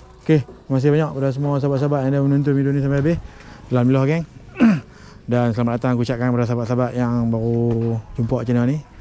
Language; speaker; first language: Malay; native; Malay